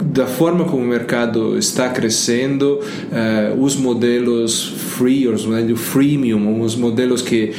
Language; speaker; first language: Portuguese; non-native, fluent; Italian